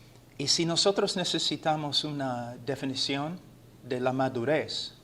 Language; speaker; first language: Spanish; non-native, fluent; English